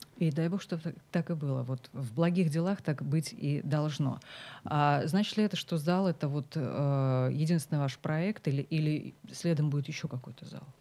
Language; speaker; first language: Russian; native; Russian